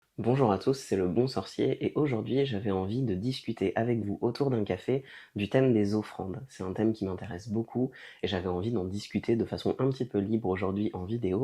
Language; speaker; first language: French; native; French